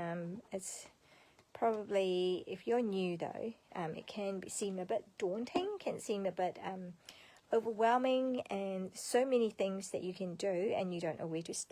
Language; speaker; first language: English; native; English